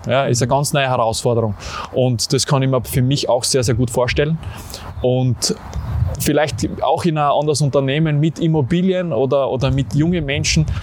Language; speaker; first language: German; native; German